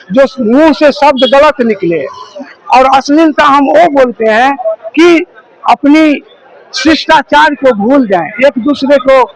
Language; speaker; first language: Hindi; native; Hindi